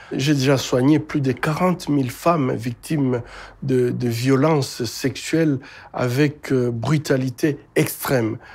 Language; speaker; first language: French; non-native, local second language; Swahili